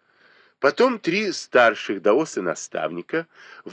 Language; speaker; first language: Russian; native; Russian